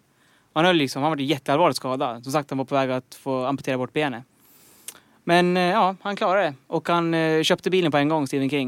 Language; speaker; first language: Swedish; native; Swedish